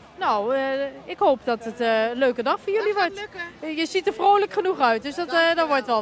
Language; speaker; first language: Dutch; native; Dutch